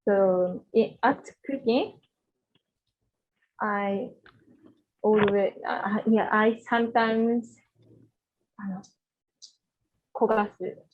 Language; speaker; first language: English; non-native, learner; Japanese